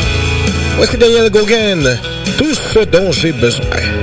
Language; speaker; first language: French; native; French